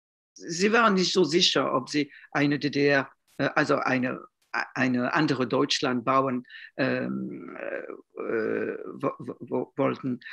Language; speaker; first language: German; non-native, fluent; French